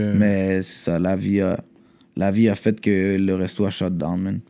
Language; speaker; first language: French; native; French